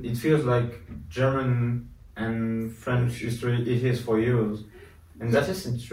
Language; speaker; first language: English; non-native, learner; French